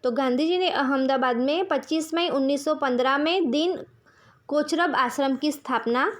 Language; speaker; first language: Hindi; non-native, local second language; Gujarati